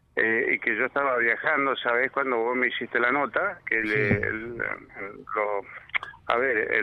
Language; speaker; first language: Spanish; native; Spanish